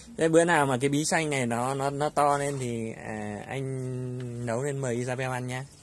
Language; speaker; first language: Vietnamese; native; Vietnamese